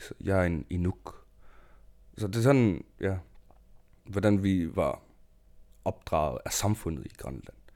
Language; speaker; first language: Danish; non-native, local second language; Kalaallisut